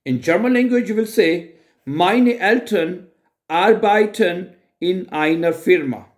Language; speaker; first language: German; non-native, fluent; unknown